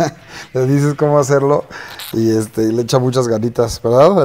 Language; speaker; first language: Spanish; native; Spanish